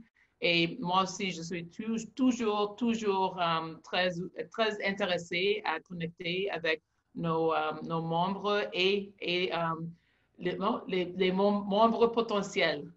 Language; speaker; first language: French; non-native, local second language; English